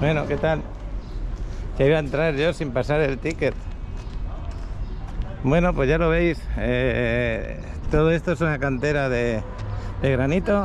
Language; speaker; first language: Spanish; native; Spanish